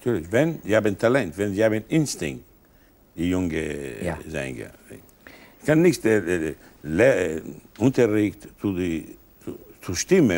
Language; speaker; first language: German; non-native, learner; Italian